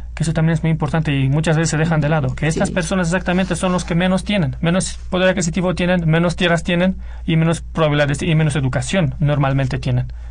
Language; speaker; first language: Spanish; non-native, fluent; Romanian